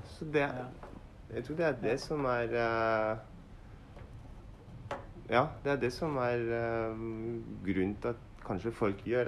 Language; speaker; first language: Norwegian; non-native, learner; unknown